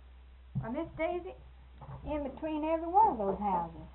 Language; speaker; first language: English; native; English